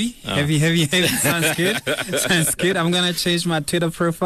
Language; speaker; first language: English; non-native, local second language; Zulu